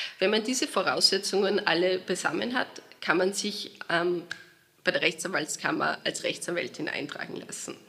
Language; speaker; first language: German; native; German